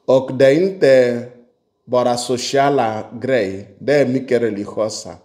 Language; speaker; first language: Swedish; non-native, fluent; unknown